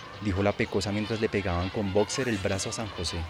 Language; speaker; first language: Spanish; native; Spanish